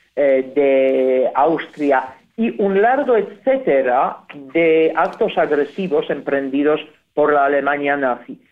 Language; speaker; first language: Spanish; non-native, fluent; Polish